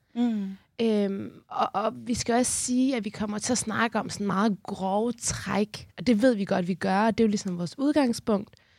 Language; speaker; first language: Danish; early bilingual, other home language; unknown